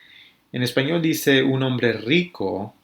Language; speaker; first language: Spanish; early bilingual, other home language; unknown